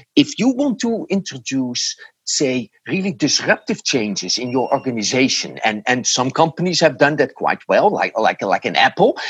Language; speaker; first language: English; non-native, fluent; Dutch